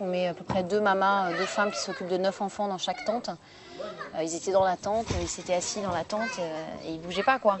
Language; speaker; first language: French; native; French